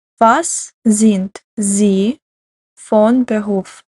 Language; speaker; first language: German; non-native, fluent; Ukrainian